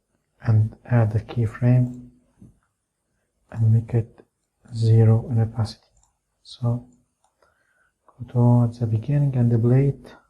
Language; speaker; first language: English; non-native, fluent; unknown